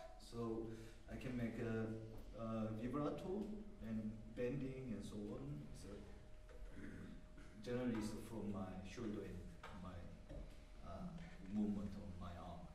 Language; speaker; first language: English; non-native, learner; Korean